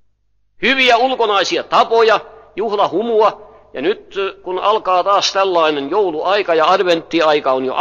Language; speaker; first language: Finnish; native; Finnish